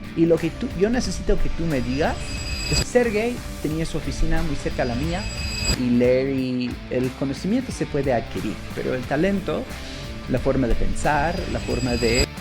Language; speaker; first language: Spanish; non-native, fluent; English